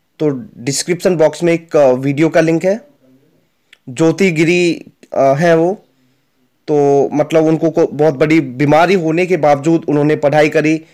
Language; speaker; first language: Hindi; native; Hindi